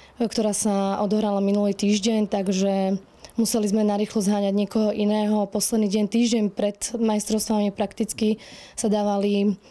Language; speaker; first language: Slovak; native; Slovak